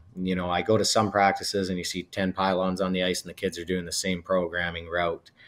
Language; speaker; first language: English; native; English